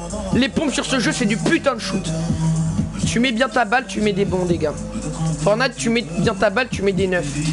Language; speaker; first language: French; native; French